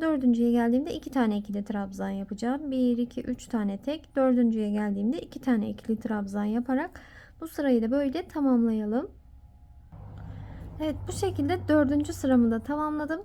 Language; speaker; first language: Turkish; native; Turkish